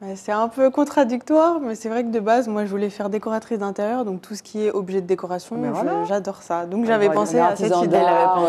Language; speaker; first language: French; native; French